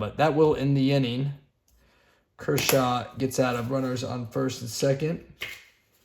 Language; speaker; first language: English; native; English